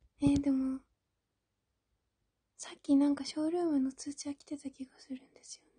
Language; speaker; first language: Japanese; native; Japanese